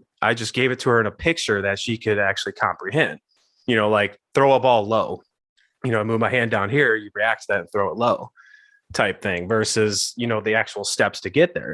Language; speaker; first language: English; native; English